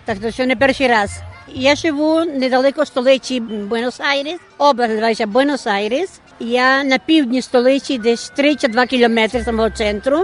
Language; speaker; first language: Ukrainian; early bilingual, heritage; Ukrainian